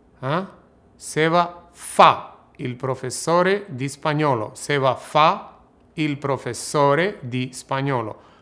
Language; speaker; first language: Italian; non-native, fluent; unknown